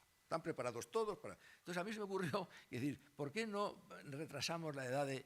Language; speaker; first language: Spanish; native; Spanish